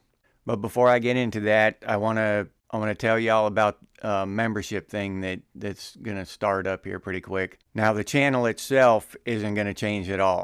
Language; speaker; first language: English; native; English